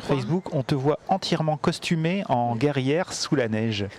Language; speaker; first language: French; native; French